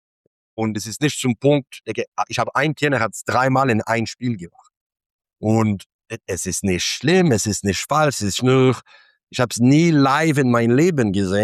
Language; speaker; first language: German; non-native, fluent; English